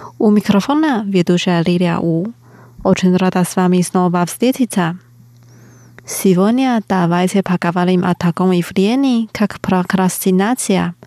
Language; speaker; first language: Russian; non-native, fluent; Chinese